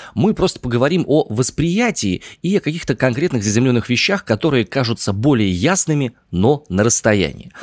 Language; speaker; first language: Russian; native; Russian